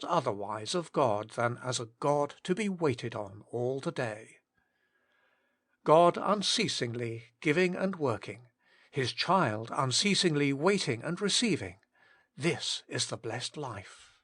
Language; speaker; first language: English; native; English